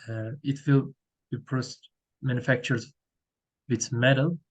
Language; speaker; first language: English; non-native, learner; Turkish